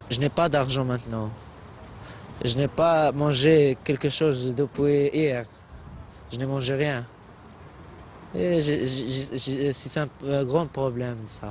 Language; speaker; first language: French; non-native, learner; Arabic